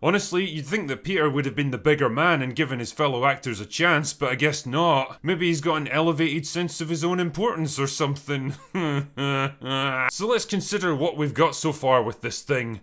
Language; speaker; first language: English; native; English